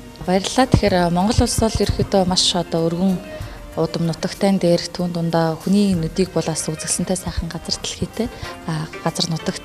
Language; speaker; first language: Mongolian; native; Mongolian